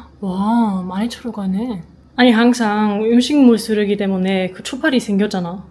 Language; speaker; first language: Korean; non-native, fluent; German